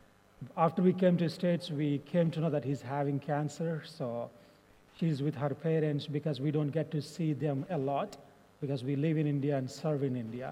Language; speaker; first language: English; non-native, local second language; Telugu